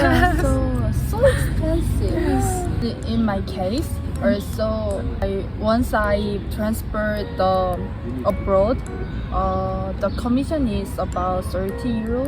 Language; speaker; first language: English; non-native, learner; Korean